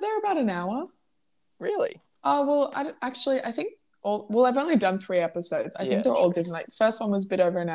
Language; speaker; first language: English; native; English